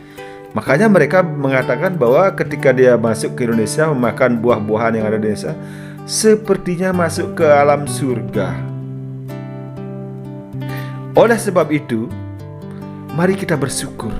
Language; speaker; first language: Indonesian; native; Indonesian